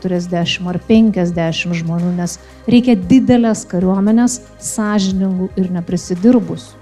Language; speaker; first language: Lithuanian; native; Lithuanian